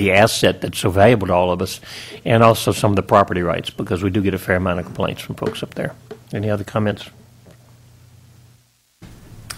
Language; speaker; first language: English; native; English